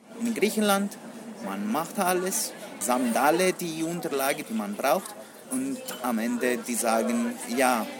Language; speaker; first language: German; non-native, learner; Greek